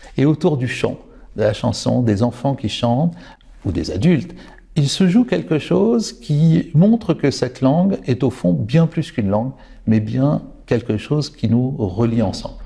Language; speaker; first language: French; native; French